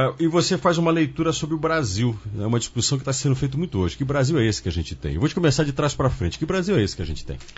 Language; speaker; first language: Portuguese; native; Portuguese